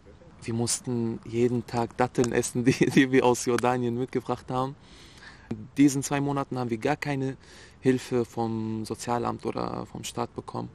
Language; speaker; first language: German; non-native, fluent; Arabic